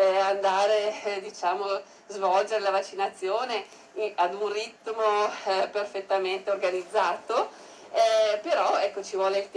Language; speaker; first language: Italian; native; Italian